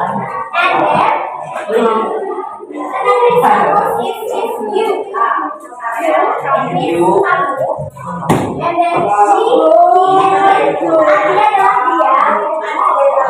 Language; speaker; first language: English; non-native, fluent; Indonesian